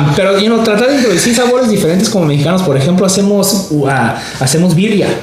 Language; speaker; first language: Spanish; early bilingual, other home language; English